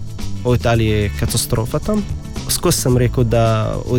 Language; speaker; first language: Slovenian; non-native, learner; Arabic